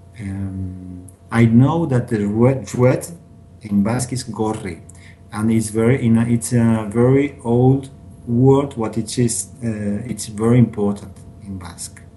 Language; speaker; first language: English; non-native, learner; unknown